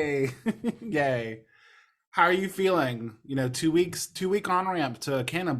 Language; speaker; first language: English; native; English